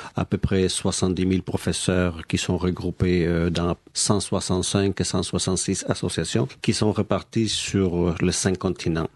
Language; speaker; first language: French; non-native, fluent; Spanish